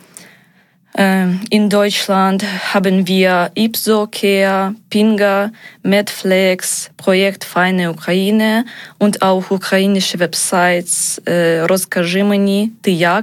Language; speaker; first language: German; non-native, fluent; Ukrainian